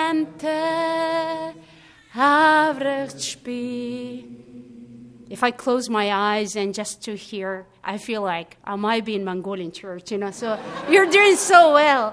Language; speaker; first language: English; non-native, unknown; Mongolian